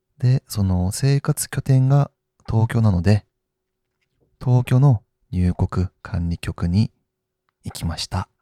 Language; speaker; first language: Japanese; non-native, fluent; Korean